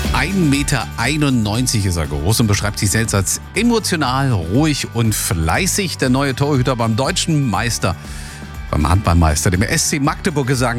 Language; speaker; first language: German; native; German